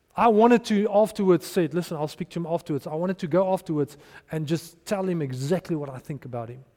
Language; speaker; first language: English; non-native, local second language; Afrikaans